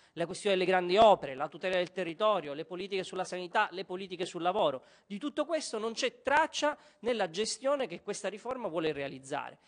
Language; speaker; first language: Italian; native; Italian